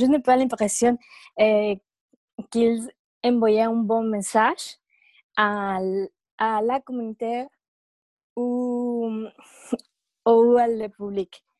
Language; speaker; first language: French; non-native, learner; Spanish